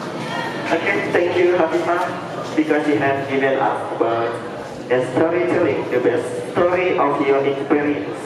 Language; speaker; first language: English; non-native, learner; Indonesian